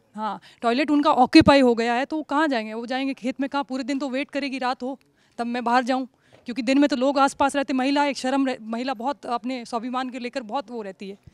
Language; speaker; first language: Hindi; native; Hindi